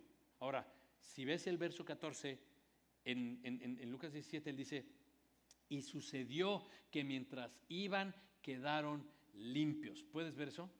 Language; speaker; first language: Spanish; native; Spanish